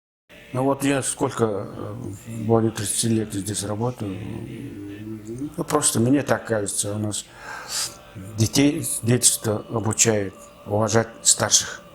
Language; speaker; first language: Russian; non-native, fluent; Mongolian